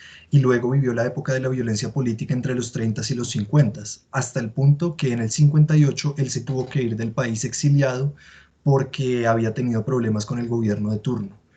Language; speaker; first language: Spanish; native; Spanish